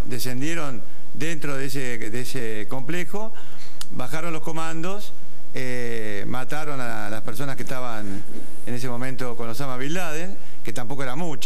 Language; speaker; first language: Spanish; native; Spanish